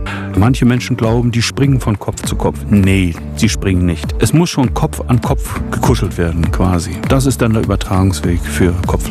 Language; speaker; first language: German; native; German